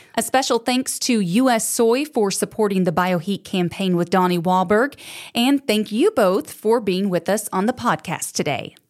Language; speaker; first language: English; native; English